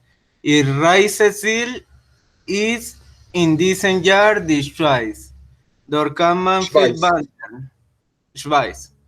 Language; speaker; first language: German; non-native, learner; Spanish